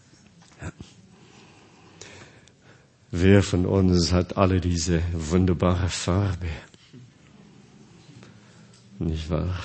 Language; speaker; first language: German; non-native, fluent; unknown